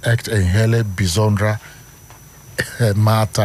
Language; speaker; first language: Dutch; non-native, learner; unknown